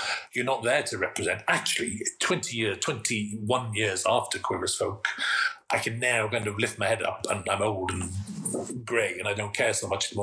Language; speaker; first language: English; native; English